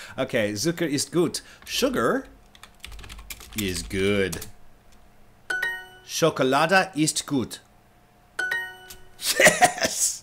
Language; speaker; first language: German; non-native, learner; English